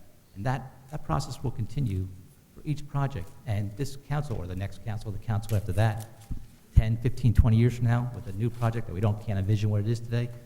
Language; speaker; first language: English; native; English